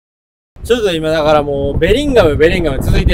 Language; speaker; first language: Japanese; native; Japanese